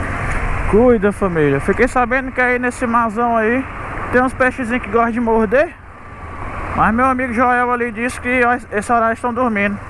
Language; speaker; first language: Portuguese; native; Portuguese